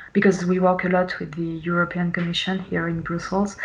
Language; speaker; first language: English; non-native, fluent; French